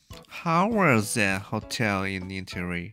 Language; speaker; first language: English; non-native, learner; Japanese